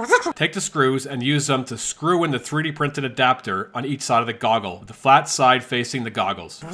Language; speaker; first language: English; native; English